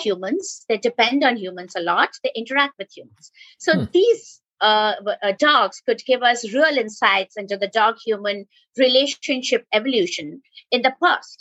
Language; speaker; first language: English; non-native, local second language; Bangla